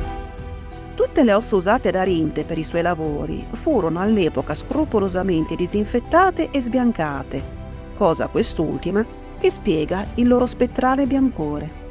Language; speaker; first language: Italian; native; Italian